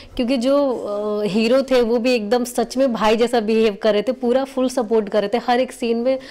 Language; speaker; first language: Hindi; non-native, local second language; Bhojpuri